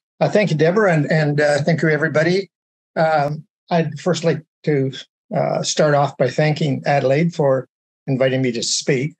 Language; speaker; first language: English; native; English